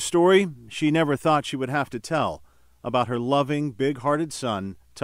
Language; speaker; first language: English; native; English